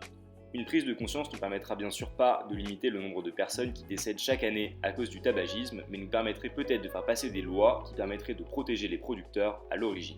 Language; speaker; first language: French; native; French